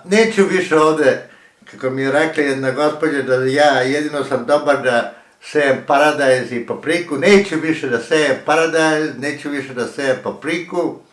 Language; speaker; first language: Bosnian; early bilingual, heritage; Croatian